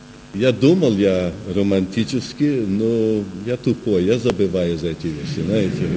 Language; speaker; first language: Russian; early bilingual, heritage; Russian